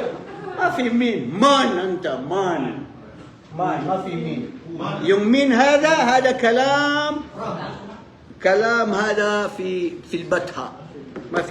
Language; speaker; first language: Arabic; non-native, fluent; Filipino